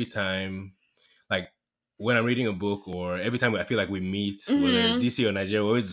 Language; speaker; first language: English; non-native, local second language; Yoruba